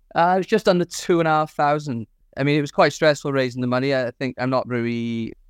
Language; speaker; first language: English; native; English